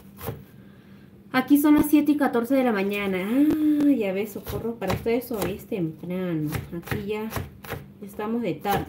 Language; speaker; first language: Spanish; native; Spanish